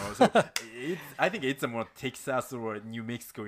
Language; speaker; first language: English; non-native, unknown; Japanese